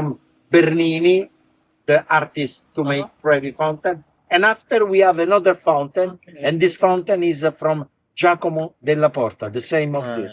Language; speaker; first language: English; non-native, learner; Italian